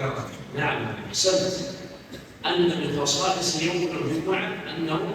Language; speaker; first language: Arabic; native; Arabic